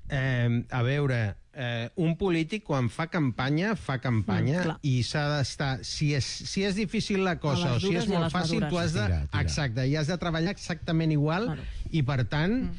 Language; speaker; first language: Catalan; non-native, local second language; Spanish